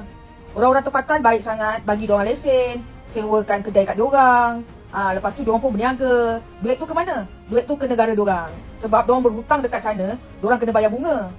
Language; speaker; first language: Malay; native; Malay